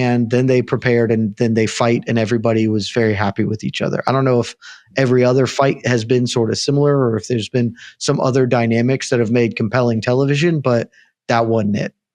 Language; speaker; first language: English; native; English